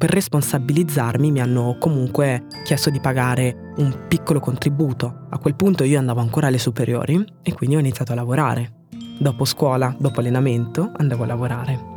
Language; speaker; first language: Italian; early bilingual, other home language; French